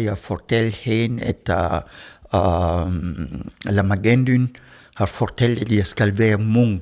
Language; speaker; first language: Danish; non-native, fluent; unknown